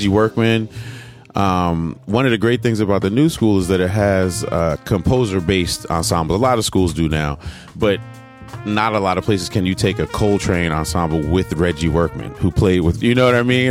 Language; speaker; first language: English; native; English